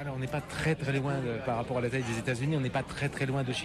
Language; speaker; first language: French; native; French